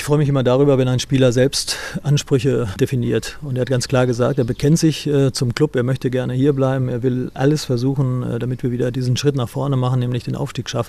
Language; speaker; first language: German; native; German